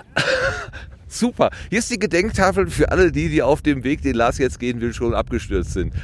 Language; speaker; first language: German; native; German